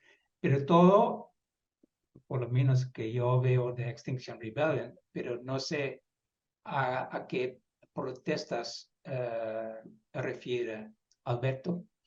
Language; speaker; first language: Spanish; non-native, fluent; Dutch